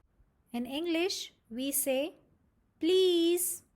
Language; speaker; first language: English; non-native, local second language; Marathi